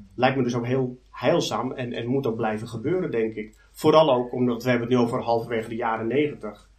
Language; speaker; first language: Dutch; native; Dutch